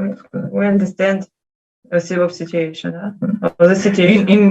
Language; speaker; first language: English; non-native, learner; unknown